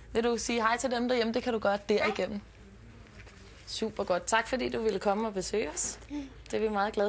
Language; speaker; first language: Danish; native; Danish